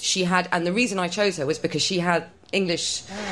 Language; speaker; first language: English; non-native, local second language; Polish